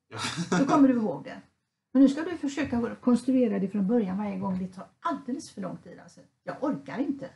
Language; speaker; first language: Swedish; native; Swedish